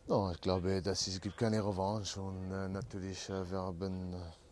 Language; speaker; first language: German; non-native, learner; French